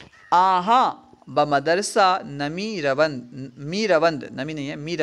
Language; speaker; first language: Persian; non-native, fluent; Urdu